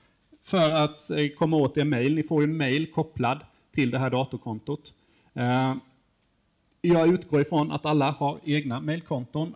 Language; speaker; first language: Swedish; native; Swedish